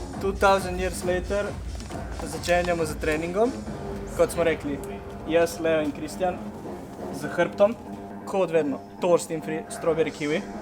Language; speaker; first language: Slovenian; native; Slovenian